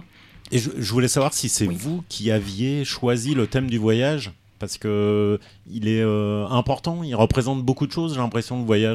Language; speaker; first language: French; native; French